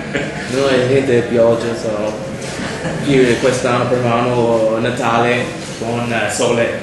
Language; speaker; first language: Italian; non-native, learner; English